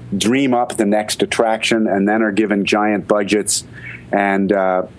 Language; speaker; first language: English; native; English